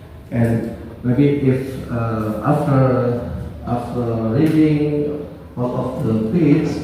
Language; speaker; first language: English; non-native, learner; Indonesian